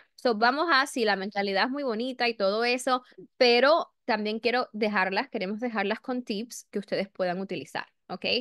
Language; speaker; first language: Spanish; early bilingual, heritage; Spanish